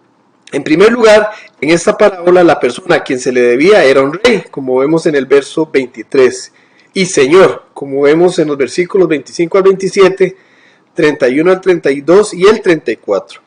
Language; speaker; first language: Spanish; native; Spanish